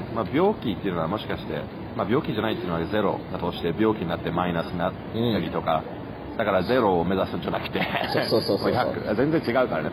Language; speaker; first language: Japanese; non-native, fluent; German